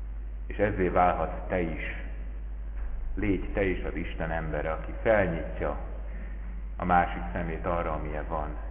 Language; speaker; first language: Hungarian; native; Hungarian